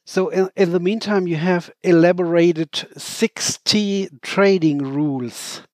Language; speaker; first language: English; non-native, fluent; German